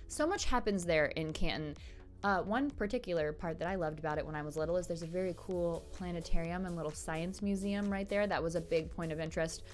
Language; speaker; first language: English; native; English